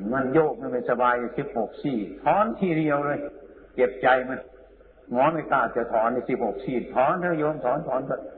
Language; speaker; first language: Thai; non-native, local second language; Northeastern Thai